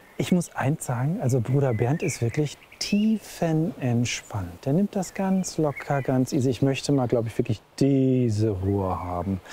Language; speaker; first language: German; native; German